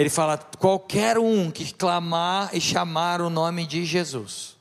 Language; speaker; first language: Portuguese; native; Portuguese